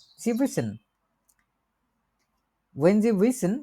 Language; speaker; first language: German; non-native, learner; Bangla